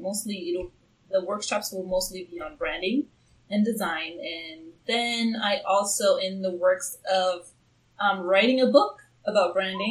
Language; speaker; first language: English; non-native, local second language; Swahili